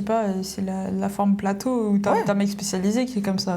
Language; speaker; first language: French; native; French